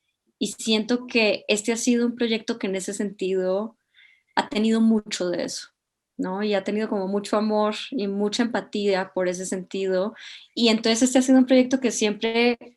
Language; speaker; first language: Spanish; native; Spanish